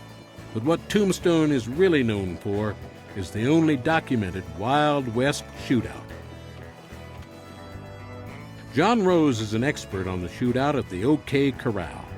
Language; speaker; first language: English; native; English